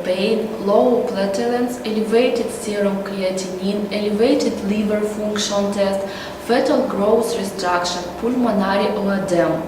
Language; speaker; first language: English; non-native, learner; Russian